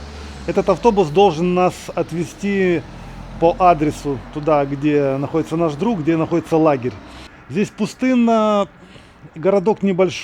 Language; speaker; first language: Russian; native; Russian